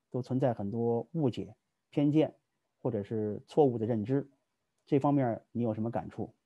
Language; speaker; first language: Chinese; native; Chinese